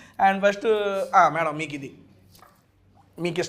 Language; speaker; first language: Telugu; native; Telugu